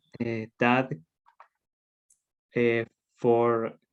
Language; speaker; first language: English; non-native, learner; Spanish